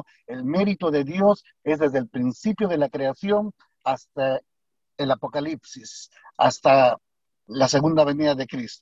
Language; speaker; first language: Spanish; native; Spanish